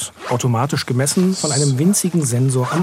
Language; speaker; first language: German; native; German